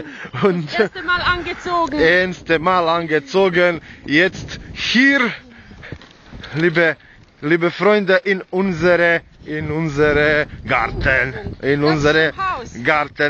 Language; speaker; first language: German; non-native, learner; Croatian